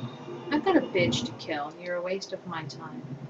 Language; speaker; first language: English; native; English